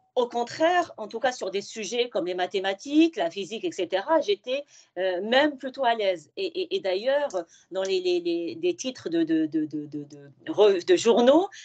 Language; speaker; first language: French; non-native, local second language; Arabic